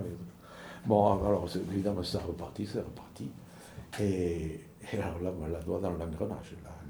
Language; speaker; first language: French; native; French